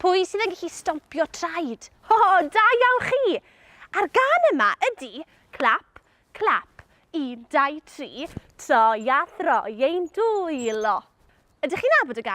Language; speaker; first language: Welsh; native; Welsh